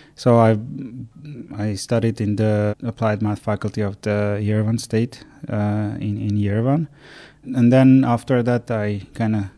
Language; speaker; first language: English; non-native, fluent; Armenian